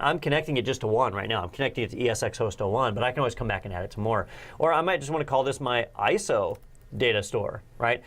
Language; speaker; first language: English; native; English